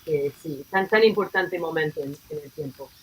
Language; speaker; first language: Spanish; non-native, fluent; English